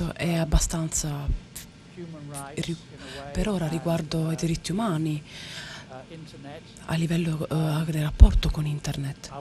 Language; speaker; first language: Italian; native; Italian